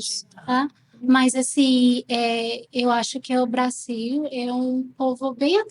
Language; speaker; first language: Portuguese; non-native, fluent; Spanish